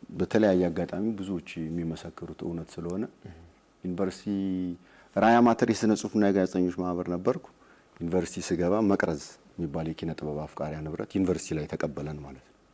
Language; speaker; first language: Amharic; native; Amharic